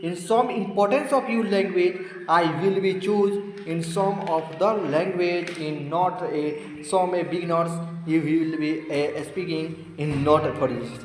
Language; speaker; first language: English; non-native, learner; Hindi